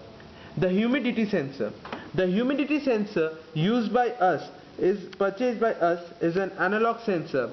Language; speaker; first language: English; non-native, local second language; Bangla